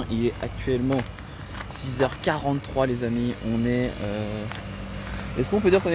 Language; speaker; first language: French; native; French